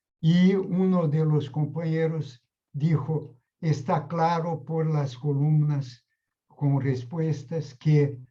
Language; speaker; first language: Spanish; non-native, fluent; Portuguese